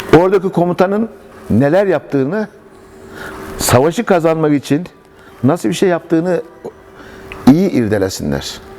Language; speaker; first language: Turkish; native; Turkish